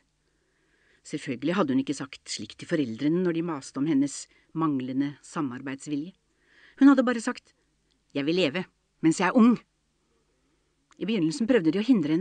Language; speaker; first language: Norwegian; native; Norwegian